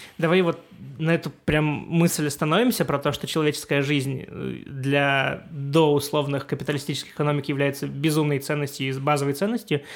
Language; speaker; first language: Russian; native; Russian